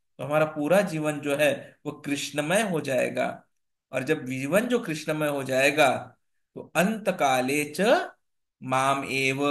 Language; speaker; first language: Hindi; non-native, local second language; Marathi